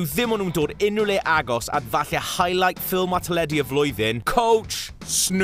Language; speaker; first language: Welsh; native; Welsh